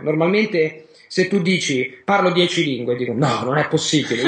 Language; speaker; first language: Italian; native; Italian